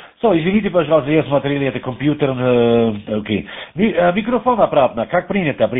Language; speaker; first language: Russian; non-native, learner; German